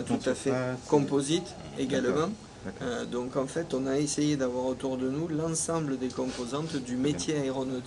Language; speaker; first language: French; native; French